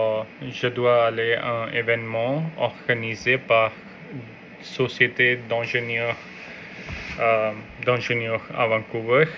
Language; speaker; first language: French; non-native, learner; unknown